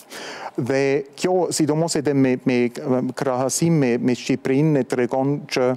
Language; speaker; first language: Albanian; non-native, fluent; German